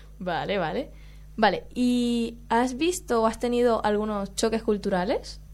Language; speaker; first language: Spanish; native; Spanish